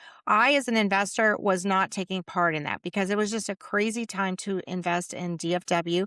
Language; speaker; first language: English; native; English